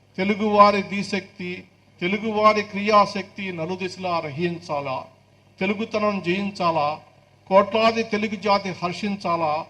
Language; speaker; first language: Telugu; native; Telugu